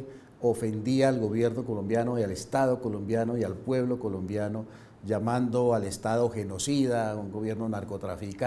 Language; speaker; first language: Spanish; native; Spanish